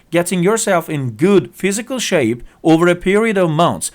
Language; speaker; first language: English; non-native, fluent; Turkish